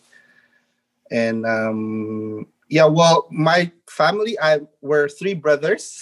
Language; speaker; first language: English; non-native, local second language; Filipino